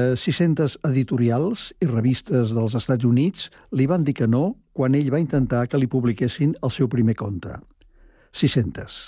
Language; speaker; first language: Catalan; native; Catalan